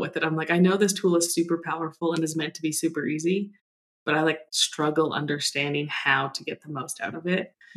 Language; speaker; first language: English; native; English